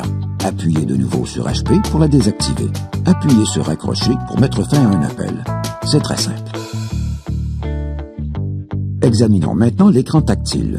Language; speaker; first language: French; native; French